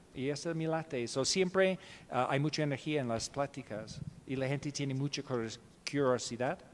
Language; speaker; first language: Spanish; non-native, fluent; English